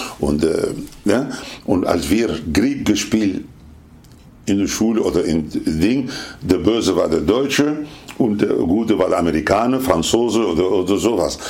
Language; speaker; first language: German; non-native, fluent; Spanish